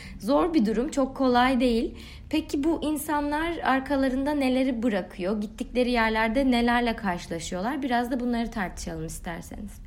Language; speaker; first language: Turkish; native; Turkish